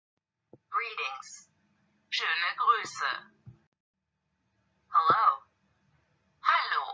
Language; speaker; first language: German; non-native, learner; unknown